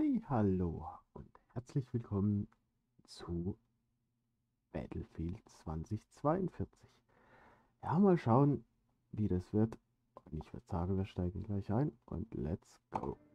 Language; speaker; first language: German; native; German